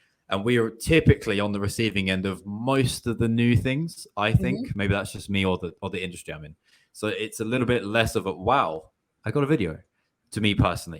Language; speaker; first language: English; native; English